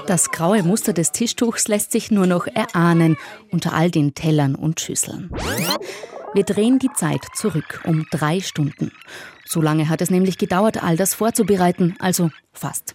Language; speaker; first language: German; native; German